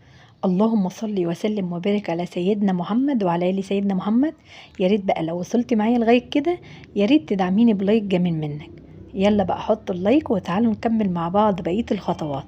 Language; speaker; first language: Arabic; native; Arabic